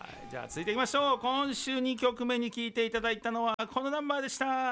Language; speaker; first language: Japanese; native; Japanese